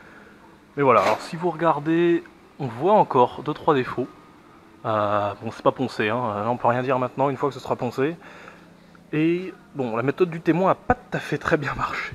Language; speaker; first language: French; native; French